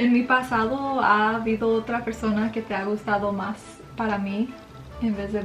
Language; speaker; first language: Spanish; early bilingual, heritage; Spanish